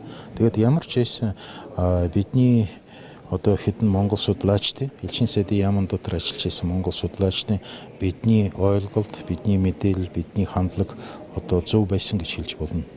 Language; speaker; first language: Mongolian; non-native, fluent; Russian